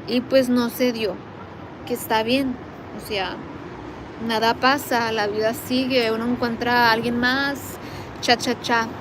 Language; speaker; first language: Spanish; early bilingual, heritage; Spanish